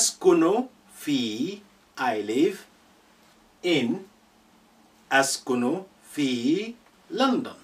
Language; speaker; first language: Arabic; non-native, fluent; English